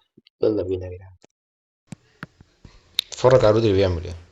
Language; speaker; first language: Arabic; native; Arabic